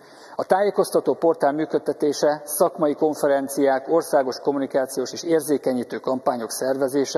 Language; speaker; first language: Hungarian; native; Hungarian